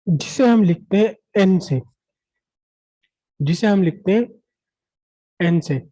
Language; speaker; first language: Hindi; native; Hindi